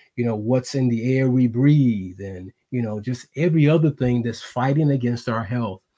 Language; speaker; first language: English; native; English